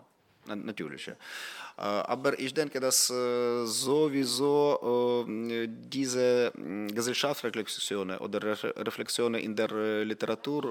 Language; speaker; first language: German; non-native, fluent; Ukrainian